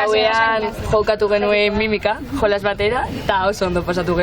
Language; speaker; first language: Basque; non-native, learner; Spanish